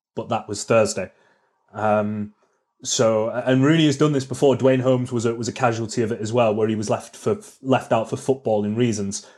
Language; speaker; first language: English; native; English